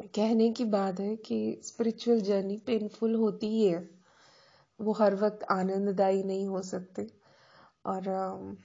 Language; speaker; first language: Hindi; non-native, local second language; Marathi